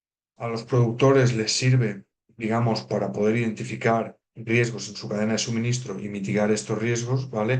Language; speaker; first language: Spanish; native; Spanish